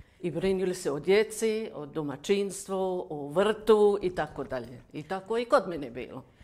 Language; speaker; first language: Croatian; non-native, fluent; German